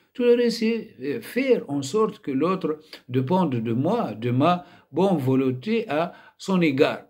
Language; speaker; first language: French; non-native, local second language; Arabic